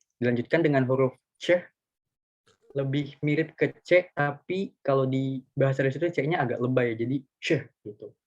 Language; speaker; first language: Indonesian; native; Indonesian